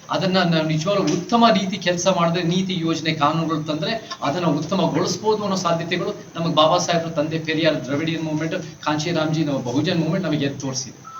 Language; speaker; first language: Kannada; early bilingual, heritage; Kannada